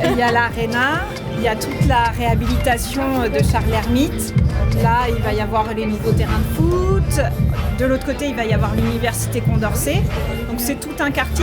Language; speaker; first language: French; native; French